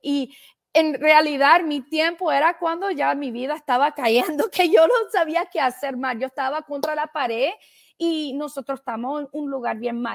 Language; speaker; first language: Spanish; early bilingual, heritage; Spanish